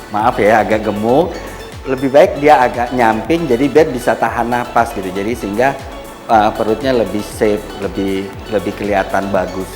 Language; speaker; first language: Indonesian; native; Indonesian